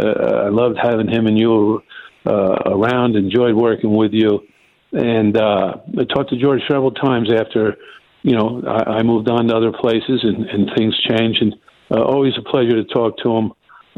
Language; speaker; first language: English; native; English